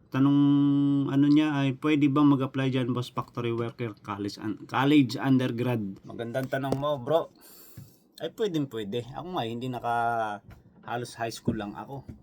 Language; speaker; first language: Filipino; non-native, local second language; Cebuano